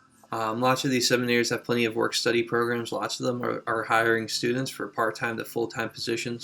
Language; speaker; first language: English; native; English